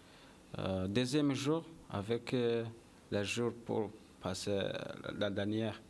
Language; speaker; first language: French; non-native, learner; Kinyarwanda